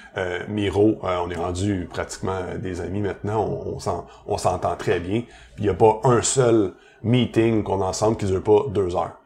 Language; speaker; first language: French; native; French